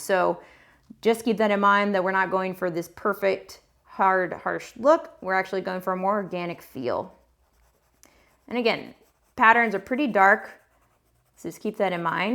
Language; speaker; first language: English; native; English